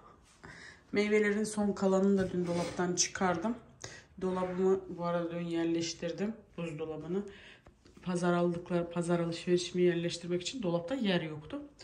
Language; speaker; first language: Turkish; early bilingual, heritage; Turkish